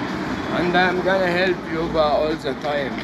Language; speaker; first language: English; non-native, learner; Arabic